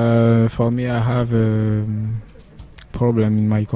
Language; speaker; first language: English; non-native, learner; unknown